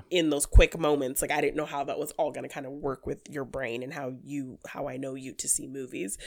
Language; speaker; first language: English; native; English